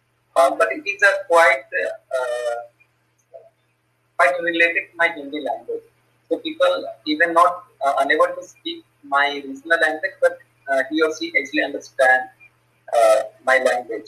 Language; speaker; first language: English; non-native, learner; Hindi